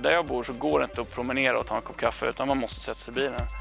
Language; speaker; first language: Swedish; native; Swedish